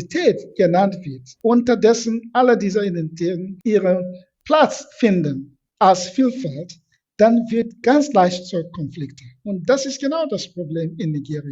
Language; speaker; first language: German; non-native, fluent; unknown